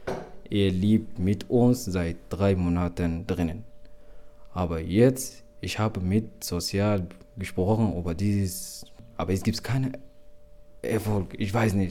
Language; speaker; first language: German; non-native, learner; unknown